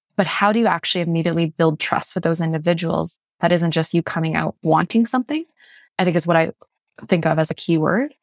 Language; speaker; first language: English; non-native, fluent; Chinese